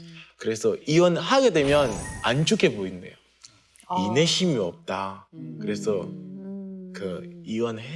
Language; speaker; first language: Korean; non-native, fluent; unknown